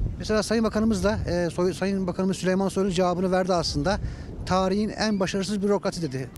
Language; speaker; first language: Turkish; native; Turkish